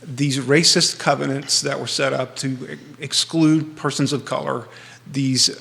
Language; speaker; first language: English; native; English